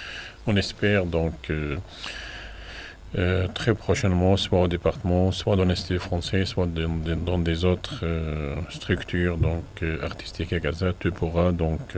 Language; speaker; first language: French; non-native, fluent; Arabic